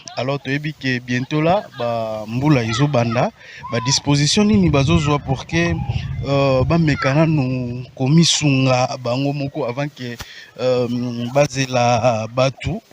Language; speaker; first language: Lingala; non-native, local second language; Kongo